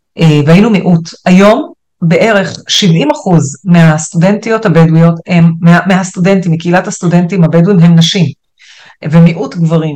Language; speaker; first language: Hebrew; non-native, local second language; Arabic